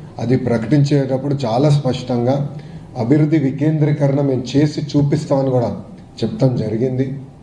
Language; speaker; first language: Telugu; native; Telugu